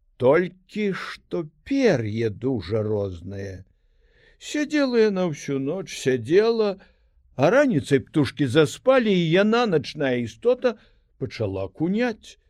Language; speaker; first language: Belarusian; native; Belarusian